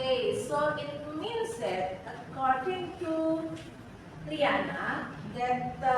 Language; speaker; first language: English; non-native, fluent; Indonesian